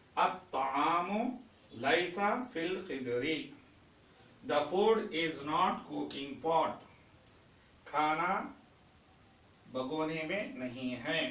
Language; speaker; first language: Hindi; non-native, fluent; Urdu